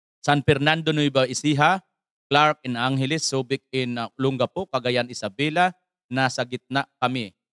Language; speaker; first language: Filipino; native; Filipino